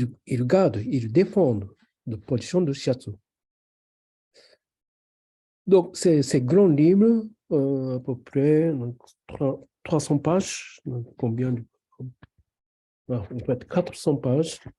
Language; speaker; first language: French; non-native, fluent; Japanese